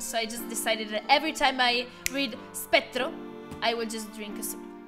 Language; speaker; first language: English; non-native, learner; Italian